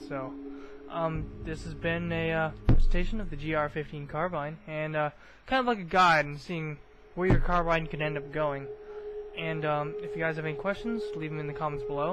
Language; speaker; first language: English; native; English